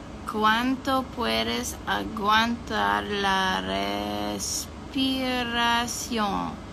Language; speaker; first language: Spanish; non-native, learner; English